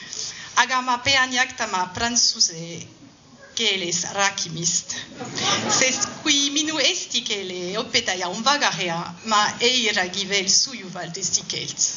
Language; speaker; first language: Estonian; non-native, learner; French